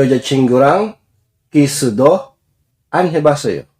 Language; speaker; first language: Korean; non-native, fluent; Filipino